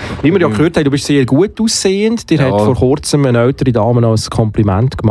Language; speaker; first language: German; native; German